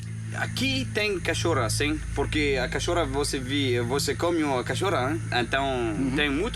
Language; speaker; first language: Portuguese; non-native, learner; French